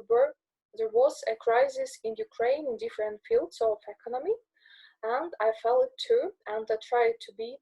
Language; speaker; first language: English; non-native, learner; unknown